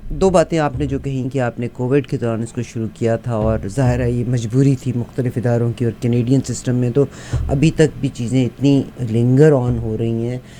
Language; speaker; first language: Urdu; native; Urdu